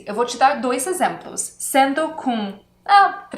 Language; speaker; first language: Portuguese; non-native, fluent; English